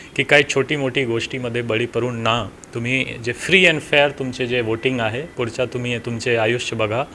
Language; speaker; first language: Marathi; non-native, local second language; Hindi